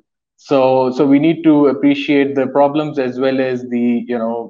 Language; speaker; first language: English; non-native, local second language; Urdu